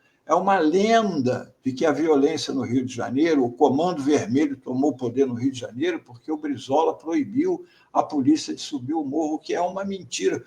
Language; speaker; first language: Portuguese; native; Portuguese